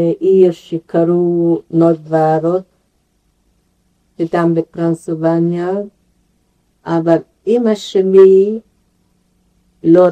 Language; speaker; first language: Hebrew; non-native, fluent; Yiddish